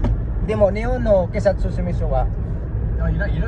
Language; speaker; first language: Japanese; non-native, learner; Filipino